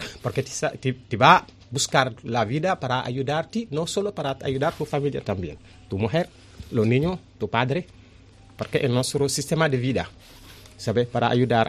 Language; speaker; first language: Spanish; non-native, learner; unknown